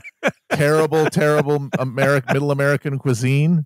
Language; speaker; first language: English; native; English